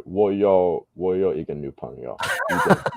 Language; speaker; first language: Chinese; non-native, learner; English